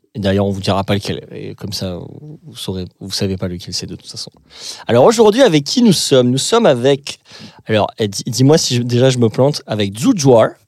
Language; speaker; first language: French; native; French